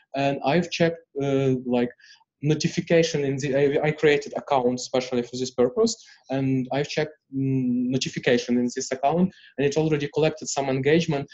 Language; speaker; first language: English; non-native, fluent; Ukrainian